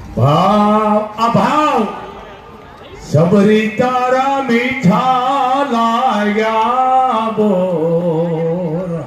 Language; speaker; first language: Gujarati; native; Gujarati